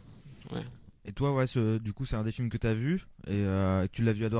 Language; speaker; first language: French; native; French